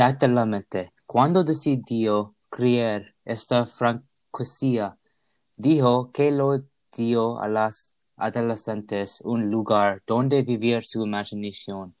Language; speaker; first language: Spanish; non-native, learner; English